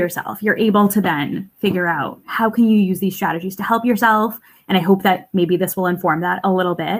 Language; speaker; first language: English; early bilingual, other home language; Russian